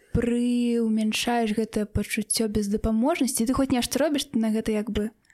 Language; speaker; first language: Belarusian; non-native, local second language; Russian